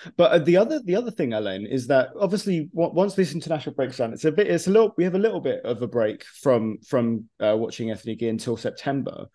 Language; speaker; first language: English; native; English